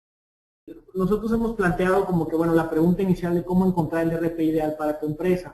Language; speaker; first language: Spanish; native; Spanish